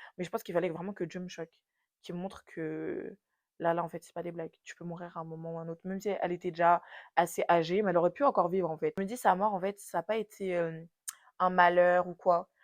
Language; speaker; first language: French; native; French